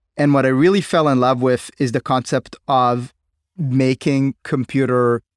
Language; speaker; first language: English; non-native, fluent; Hebrew